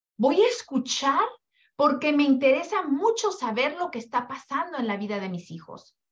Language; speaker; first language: Spanish; early bilingual, heritage; Spanish